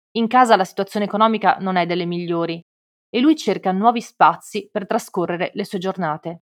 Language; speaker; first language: Italian; native; Italian